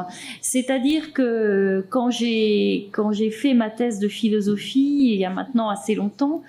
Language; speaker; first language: French; native; French